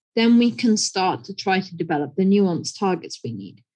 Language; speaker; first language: English; native; English